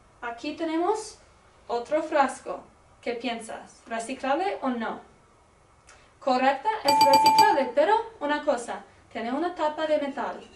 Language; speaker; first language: Spanish; non-native, learner; English